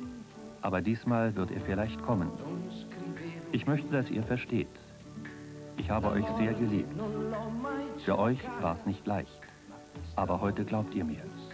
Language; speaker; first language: German; native; German